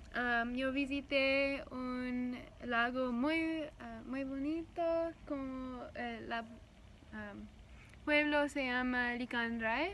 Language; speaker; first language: Spanish; non-native, learner; English